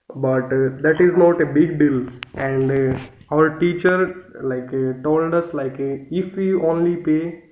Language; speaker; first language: English; non-native, local second language; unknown